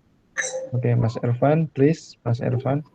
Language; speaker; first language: English; non-native, fluent; Indonesian